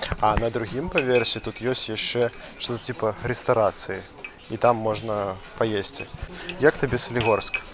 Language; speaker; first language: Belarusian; non-native, local second language; Russian